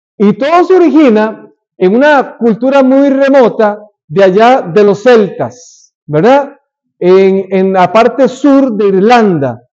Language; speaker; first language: Spanish; native; Spanish